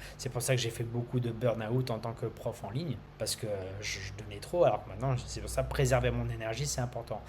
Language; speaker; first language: French; native; French